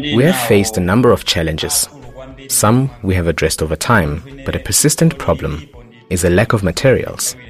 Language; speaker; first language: English; non-native, local second language; Tumbuka